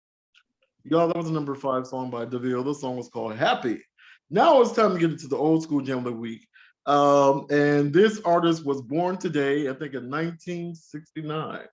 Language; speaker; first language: English; native; English